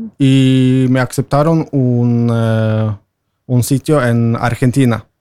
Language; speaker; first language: Spanish; non-native, fluent; Norwegian